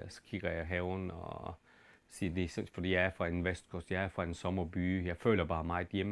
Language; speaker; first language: Danish; non-native, fluent; Turkish